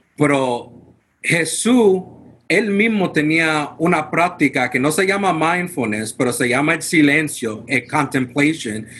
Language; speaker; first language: Spanish; non-native, fluent; English